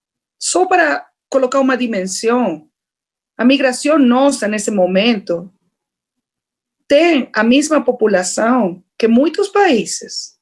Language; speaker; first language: Portuguese; non-native, fluent; Spanish